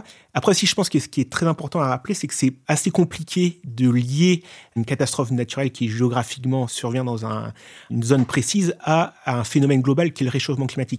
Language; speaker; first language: French; native; French